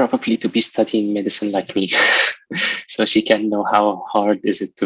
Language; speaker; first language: English; non-native, local second language; Arabic